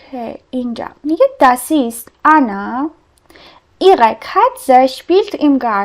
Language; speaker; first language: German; non-native, fluent; Persian